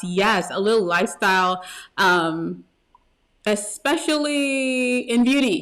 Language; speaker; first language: English; native; English